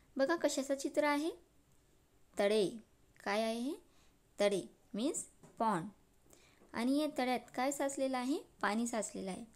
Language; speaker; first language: Marathi; non-native, local second language; Urdu